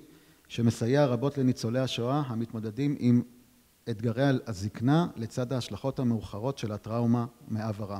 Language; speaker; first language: Hebrew; native; Hebrew